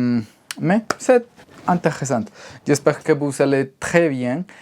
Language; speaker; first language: French; non-native, learner; Spanish